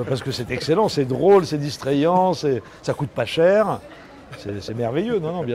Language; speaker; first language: French; native; French